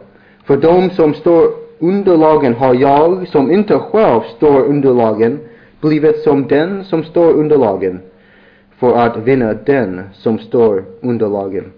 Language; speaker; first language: Swedish; non-native, learner; English